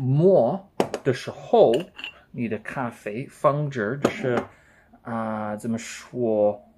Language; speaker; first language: Chinese; non-native, learner; English